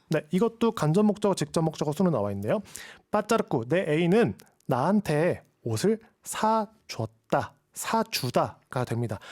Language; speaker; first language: Korean; native; Korean